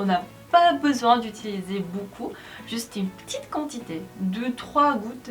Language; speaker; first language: French; non-native, learner; Korean